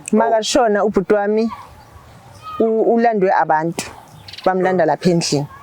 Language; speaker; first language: Zulu; native; Zulu